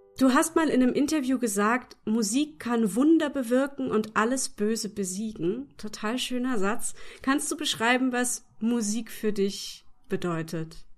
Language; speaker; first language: German; native; German